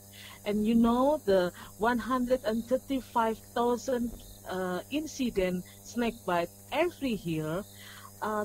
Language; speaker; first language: English; non-native, learner; Indonesian